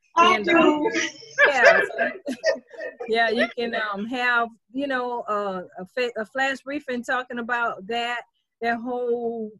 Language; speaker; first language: English; native; English